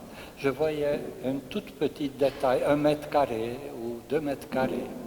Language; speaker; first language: French; non-native, fluent; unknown